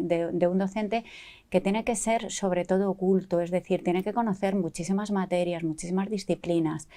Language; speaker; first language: Spanish; native; Spanish